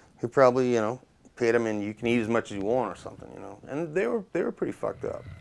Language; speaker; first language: English; native; English